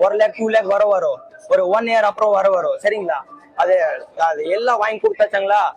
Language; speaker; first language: Tamil; non-native, local second language; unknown